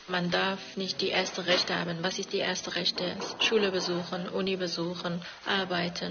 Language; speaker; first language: German; non-native, learner; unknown